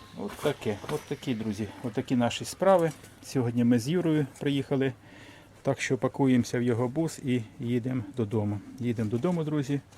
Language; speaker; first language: Ukrainian; non-native, local second language; Russian